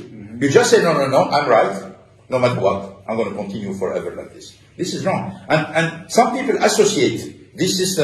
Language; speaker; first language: English; non-native, fluent; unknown